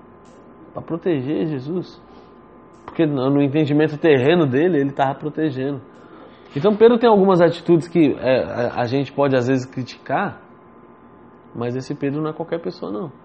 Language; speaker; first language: Portuguese; native; Portuguese